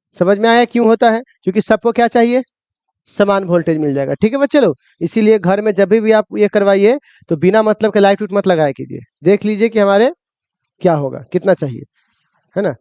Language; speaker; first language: Hindi; native; Hindi